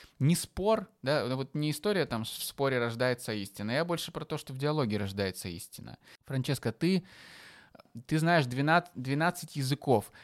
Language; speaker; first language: Russian; native; Russian